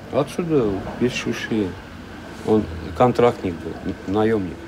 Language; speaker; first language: Russian; non-native, local second language; Armenian